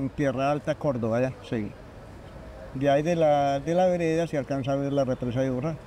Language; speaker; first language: Spanish; native; Spanish